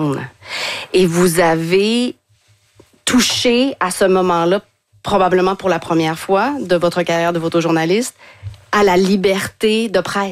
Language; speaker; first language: French; native; French